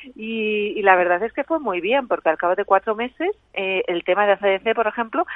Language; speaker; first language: Spanish; native; Spanish